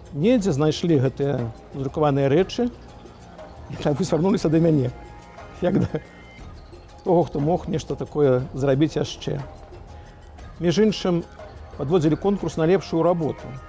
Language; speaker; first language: Belarusian; native; Belarusian